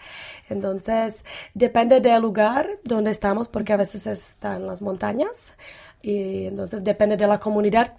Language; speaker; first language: Spanish; non-native, learner; Czech